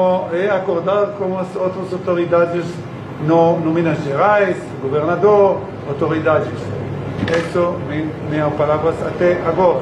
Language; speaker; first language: Portuguese; non-native, learner; Hebrew